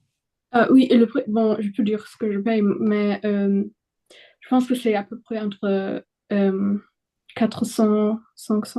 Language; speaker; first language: French; non-native, fluent; German